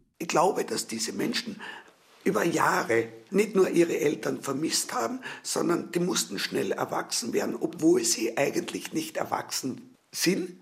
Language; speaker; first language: German; native; German